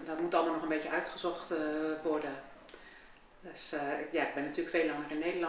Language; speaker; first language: Dutch; native; Dutch